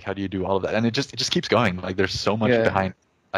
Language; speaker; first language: English; early bilingual, other home language; Spanish